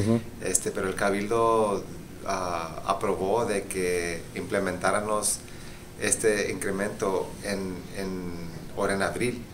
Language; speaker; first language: Spanish; early bilingual, heritage; Spanish